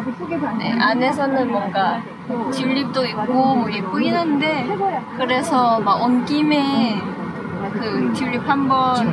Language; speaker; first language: Korean; non-native, learner; Thai